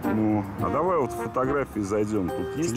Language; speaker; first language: Russian; native; Russian